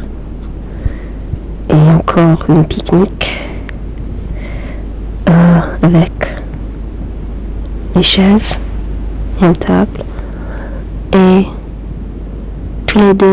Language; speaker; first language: French; non-native, learner; English